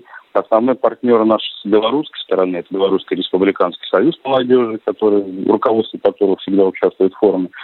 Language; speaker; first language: Russian; native; Russian